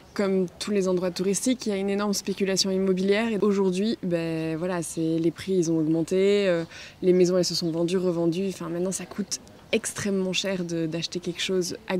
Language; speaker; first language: French; native; French